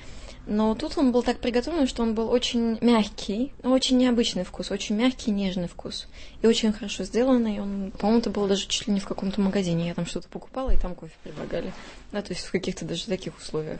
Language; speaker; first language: Russian; native; Russian